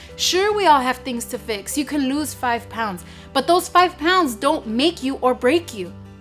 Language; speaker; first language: English; early bilingual, other home language; Spanish